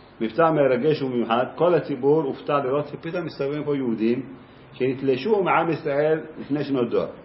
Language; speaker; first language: Hebrew; native; Hebrew